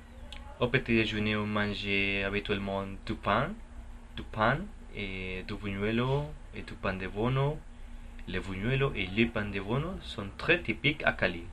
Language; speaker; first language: French; non-native, learner; Spanish